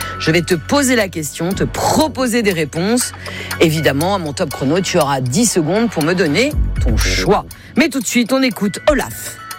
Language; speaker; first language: French; native; French